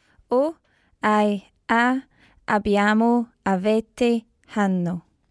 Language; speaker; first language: Italian; non-native, learner; English